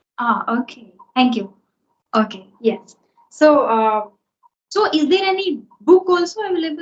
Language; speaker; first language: English; non-native, local second language; Hindi